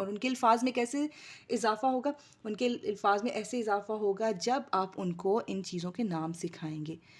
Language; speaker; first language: Urdu; native; Urdu